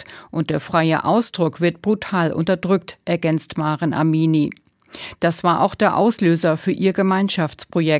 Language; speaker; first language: German; native; German